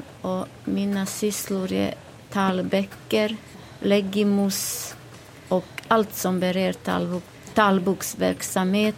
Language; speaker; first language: Swedish; non-native, fluent; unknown